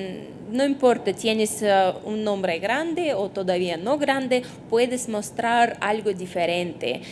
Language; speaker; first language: Spanish; non-native, fluent; Russian